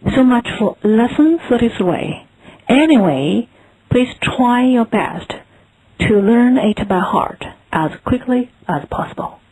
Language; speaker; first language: English; non-native, fluent; Chinese